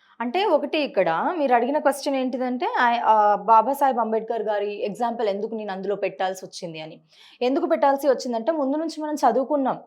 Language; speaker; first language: Telugu; early bilingual, heritage; Telugu